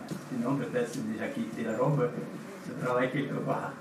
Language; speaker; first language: French; non-native, fluent; Sinhala